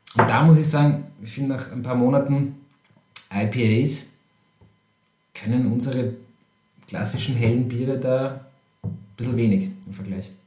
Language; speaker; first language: German; native; German